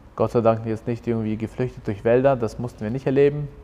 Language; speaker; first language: German; early bilingual, other home language; Albanian